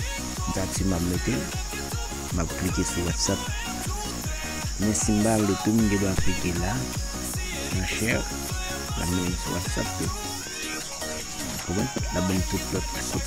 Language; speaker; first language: French; non-native, learner; Haitian Creole